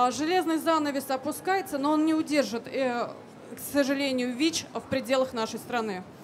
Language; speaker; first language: Russian; native; Russian